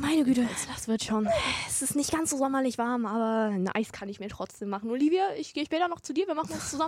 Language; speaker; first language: German; native; German